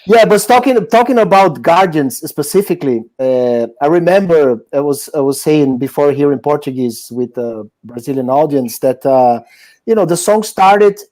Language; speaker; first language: English; non-native, fluent; Portuguese